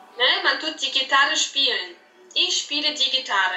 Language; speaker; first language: German; native; German